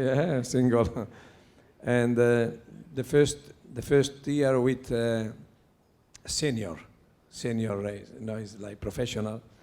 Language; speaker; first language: English; non-native, learner; Italian